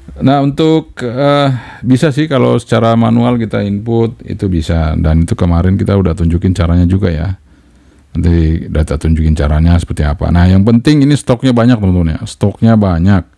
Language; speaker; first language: Indonesian; native; Indonesian